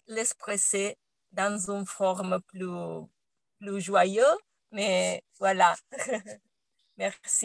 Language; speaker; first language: French; non-native, learner; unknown